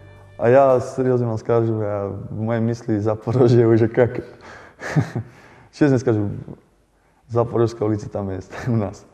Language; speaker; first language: Russian; non-native, learner; Slovak